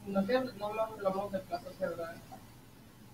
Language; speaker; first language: Spanish; non-native, learner; English